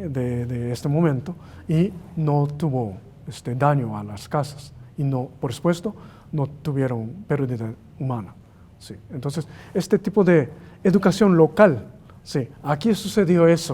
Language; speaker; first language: Spanish; non-native, learner; Japanese